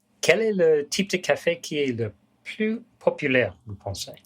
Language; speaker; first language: French; non-native, fluent; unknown